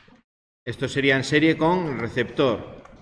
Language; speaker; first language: Spanish; native; Spanish